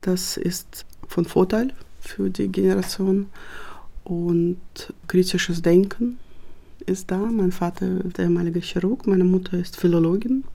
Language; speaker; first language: German; non-native, fluent; Russian